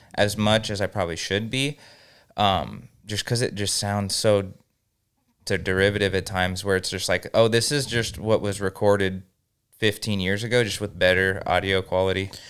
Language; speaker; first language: English; native; English